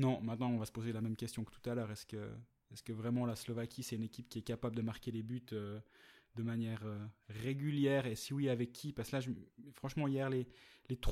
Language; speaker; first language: French; native; French